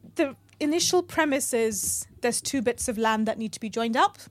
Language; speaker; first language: English; native; English